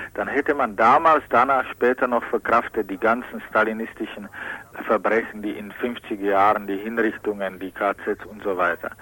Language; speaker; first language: German; non-native, fluent; Czech